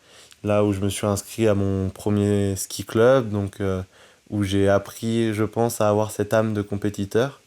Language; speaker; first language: French; native; French